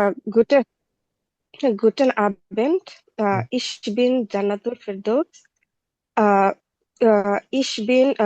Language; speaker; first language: German; non-native, learner; Bangla